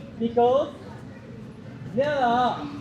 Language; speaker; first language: English; non-native, learner; Japanese